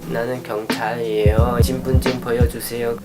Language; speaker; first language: Korean; non-native, learner; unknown